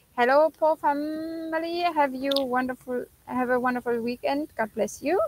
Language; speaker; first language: English; non-native, fluent; German